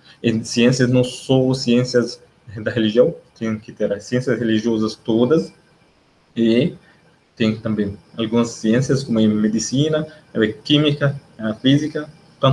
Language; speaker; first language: Portuguese; non-native, learner; Arabic